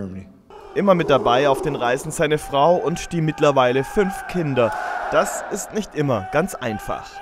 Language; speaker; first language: German; native; German